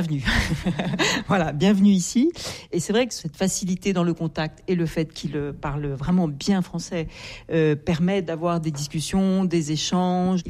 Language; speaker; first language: French; native; French